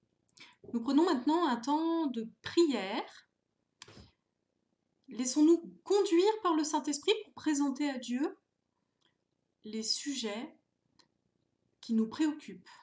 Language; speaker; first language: French; native; French